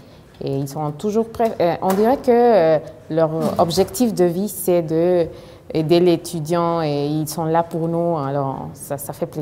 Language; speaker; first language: French; non-native, fluent; Spanish